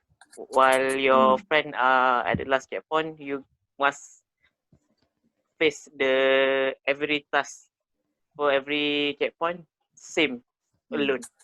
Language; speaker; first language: English; non-native, local second language; Malay